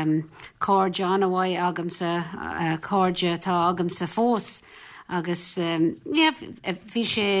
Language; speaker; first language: Irish; non-native, local second language; English